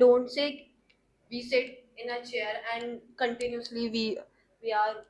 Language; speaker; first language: English; non-native, learner; Hindi